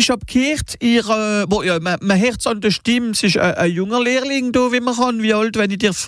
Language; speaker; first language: German; non-native, local second language; Swiss German